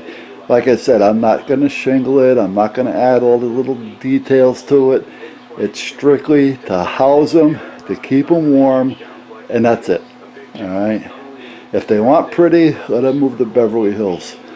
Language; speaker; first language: English; native; English